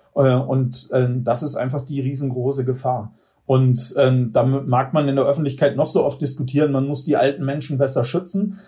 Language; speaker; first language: German; native; German